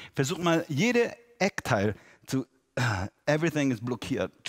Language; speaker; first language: German; non-native, fluent; English